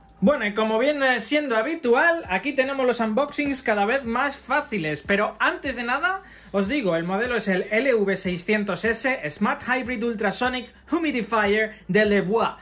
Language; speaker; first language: Spanish; native; Spanish